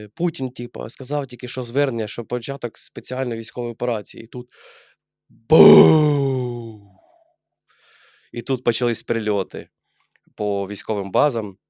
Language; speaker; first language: Ukrainian; non-native, local second language; Russian